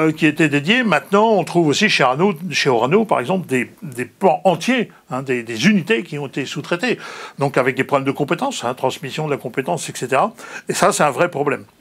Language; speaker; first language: French; native; French